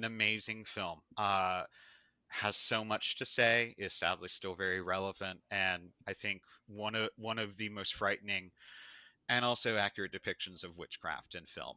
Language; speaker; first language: English; native; English